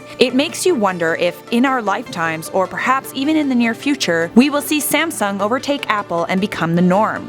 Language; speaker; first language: English; native; English